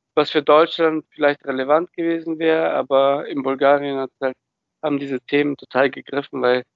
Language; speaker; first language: German; early bilingual, other home language; Bulgarian